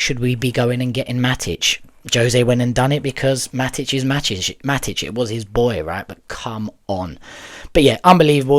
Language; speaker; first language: English; native; English